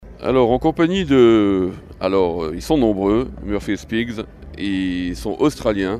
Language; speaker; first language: French; native; French